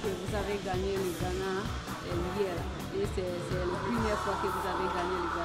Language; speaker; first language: French; non-native, learner; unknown